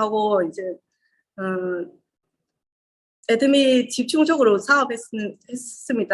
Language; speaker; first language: Korean; non-native, learner; Vietnamese